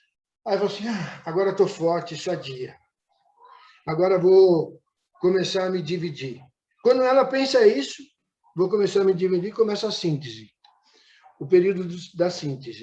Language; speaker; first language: Portuguese; native; Portuguese